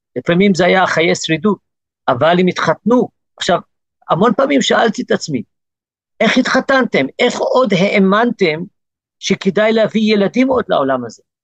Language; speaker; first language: Hebrew; early bilingual, other home language; English